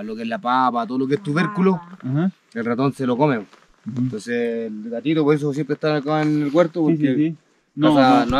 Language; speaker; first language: Spanish; native; Spanish